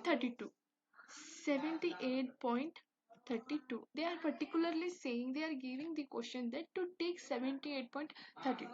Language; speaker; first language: English; non-native, local second language; Hindi